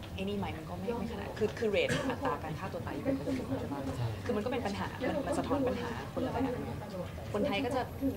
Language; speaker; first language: Thai; native; Thai